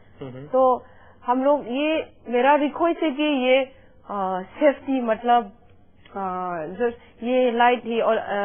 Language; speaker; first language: Hindi; non-native, local second language; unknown